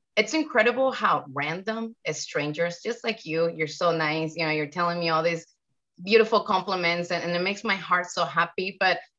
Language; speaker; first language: English; non-native, fluent; Spanish